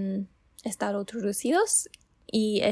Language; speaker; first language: Spanish; non-native, learner; English